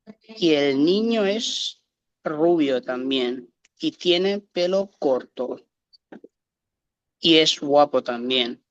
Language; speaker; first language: Spanish; non-native, learner; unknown